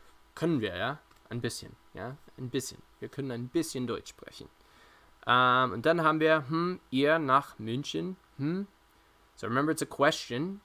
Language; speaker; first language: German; non-native, fluent; English